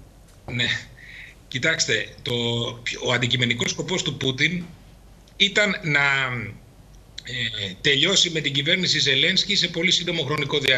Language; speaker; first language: Greek; native; Greek